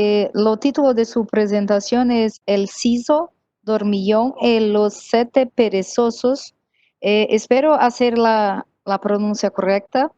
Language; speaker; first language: Spanish; non-native, learner; Portuguese